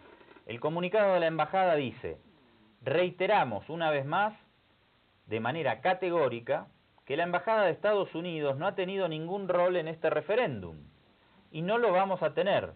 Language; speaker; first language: Spanish; native; Spanish